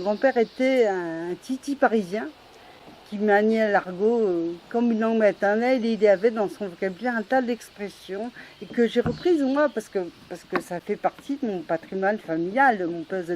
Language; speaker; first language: French; native; French